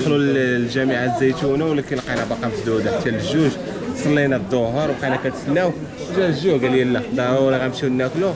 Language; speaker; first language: Arabic; native; Arabic